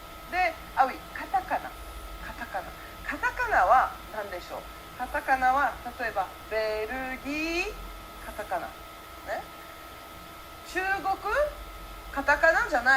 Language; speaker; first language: Japanese; early bilingual, heritage; Japanese